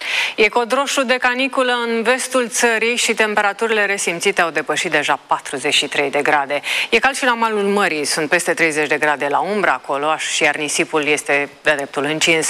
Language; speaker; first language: Romanian; native; Romanian